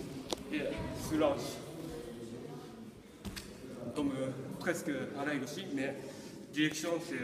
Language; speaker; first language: French; non-native, learner; Japanese